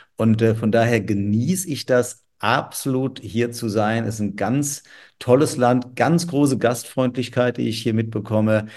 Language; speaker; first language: German; native; German